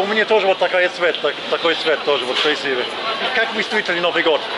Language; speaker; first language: Russian; non-native, learner; English